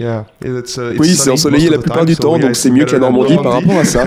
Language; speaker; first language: French; native; French